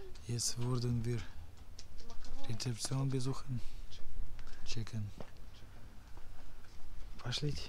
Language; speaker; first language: German; non-native, learner; Russian